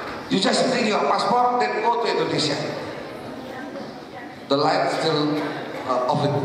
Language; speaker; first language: English; non-native, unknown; Javanese